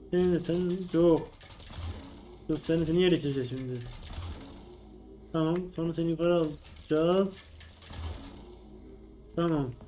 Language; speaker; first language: Turkish; native; Turkish